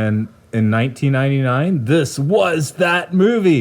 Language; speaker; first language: English; native; English